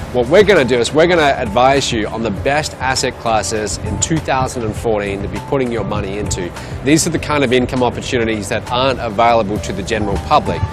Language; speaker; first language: English; native; English